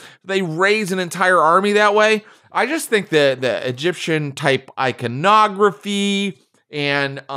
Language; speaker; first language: English; native; English